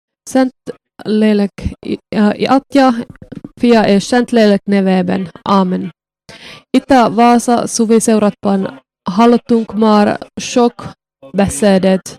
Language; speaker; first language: Hungarian; non-native, learner; Finnish